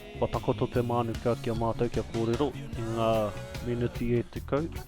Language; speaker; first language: Māori; non-native, local second language; English